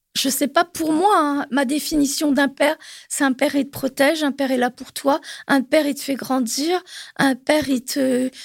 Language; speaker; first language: French; native; French